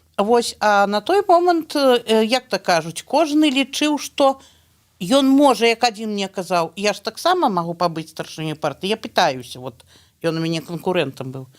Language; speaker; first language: Belarusian; native; Belarusian